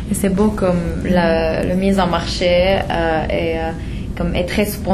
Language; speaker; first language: French; non-native, fluent; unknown